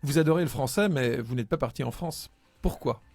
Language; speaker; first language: French; native; French